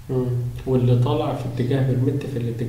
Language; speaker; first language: Arabic; native; Arabic